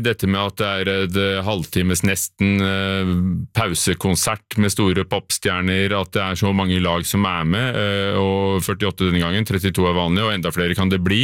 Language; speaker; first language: Norwegian; native; Norwegian